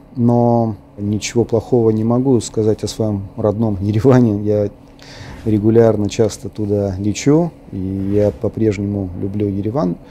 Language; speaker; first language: Russian; non-native, local second language; Armenian